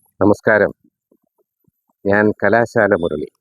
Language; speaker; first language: Malayalam; native; Malayalam